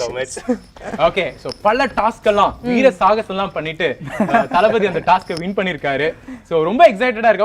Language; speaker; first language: Tamil; native; Tamil